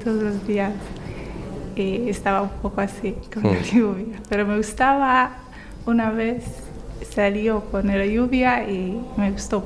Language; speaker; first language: Spanish; non-native, learner; Somali